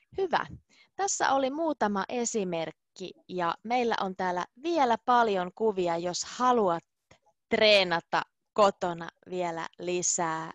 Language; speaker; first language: Finnish; native; Finnish